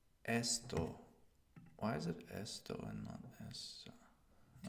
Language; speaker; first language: Spanish; non-native, learner; English